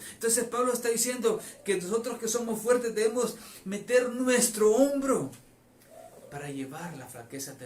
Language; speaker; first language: Spanish; native; Spanish